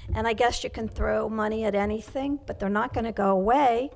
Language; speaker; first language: English; native; English